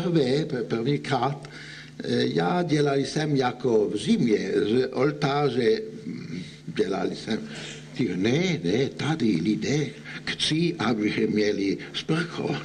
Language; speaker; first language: Czech; non-native, learner; Italian